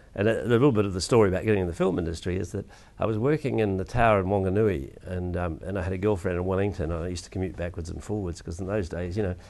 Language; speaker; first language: English; native; English